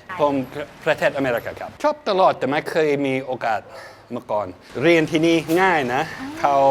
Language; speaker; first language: Thai; non-native, learner; English